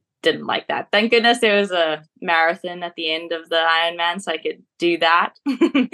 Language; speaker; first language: English; native; English